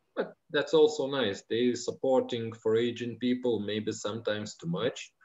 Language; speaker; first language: English; non-native, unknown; Lithuanian